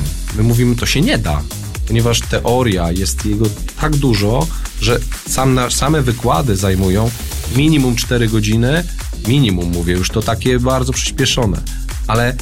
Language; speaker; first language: Polish; native; Polish